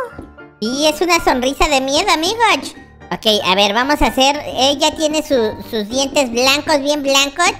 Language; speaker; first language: Spanish; native; Spanish